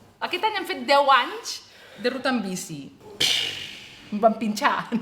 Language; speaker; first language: Catalan; native; Catalan